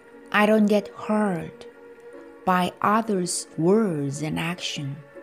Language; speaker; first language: English; non-native, fluent; Korean